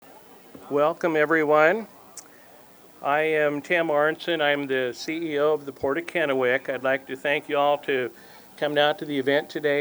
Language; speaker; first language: English; native; English